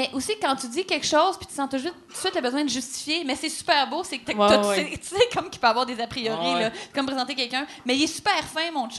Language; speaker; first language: French; native; French